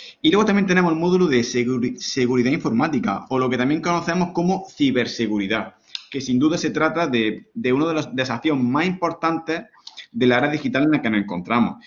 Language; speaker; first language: Spanish; native; Spanish